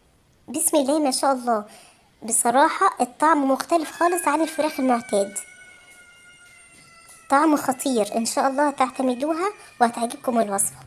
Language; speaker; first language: Arabic; native; Arabic